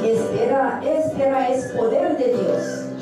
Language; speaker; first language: Spanish; non-native, learner; Korean